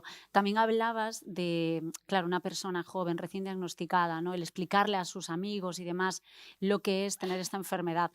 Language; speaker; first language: Spanish; native; Spanish